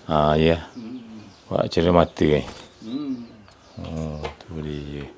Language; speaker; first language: Malay; native; Malay